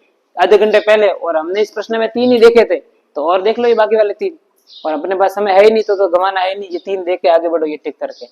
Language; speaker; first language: Hindi; native; Hindi